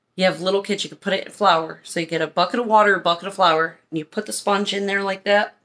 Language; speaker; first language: English; native; English